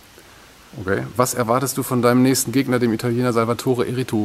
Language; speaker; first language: German; native; German